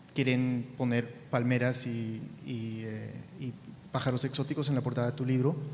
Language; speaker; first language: Spanish; early bilingual, heritage; Spanish